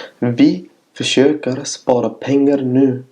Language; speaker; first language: Swedish; non-native, fluent; Arabic